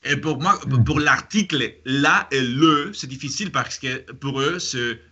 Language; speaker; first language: French; non-native, fluent; Spanish